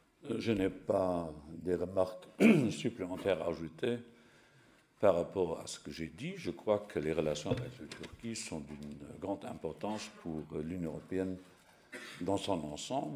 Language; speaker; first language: French; non-native, local second language; Luxembourgish